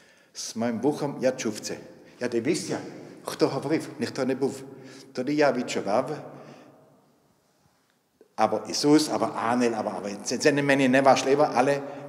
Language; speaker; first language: Ukrainian; non-native, fluent; German